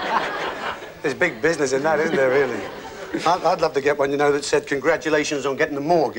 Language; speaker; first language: English; native; English